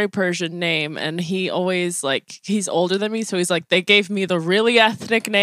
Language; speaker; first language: English; early bilingual, other home language; Persian